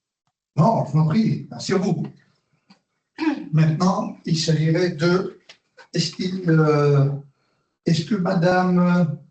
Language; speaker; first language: French; non-native, fluent; Spanish